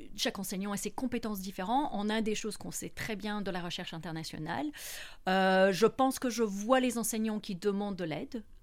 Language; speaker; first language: French; non-native, fluent; English